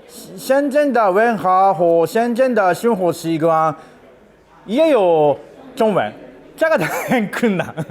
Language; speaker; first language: Chinese; non-native, learner; Japanese